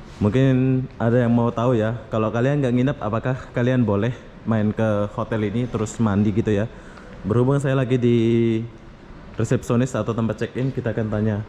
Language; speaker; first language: Indonesian; native; Indonesian